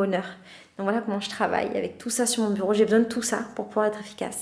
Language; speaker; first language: French; native; French